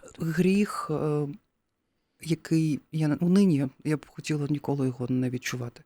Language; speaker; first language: Ukrainian; native; Ukrainian